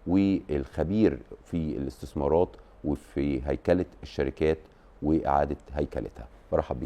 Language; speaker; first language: Arabic; native; Arabic